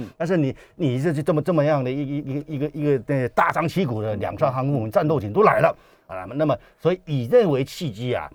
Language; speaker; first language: Chinese; native; Chinese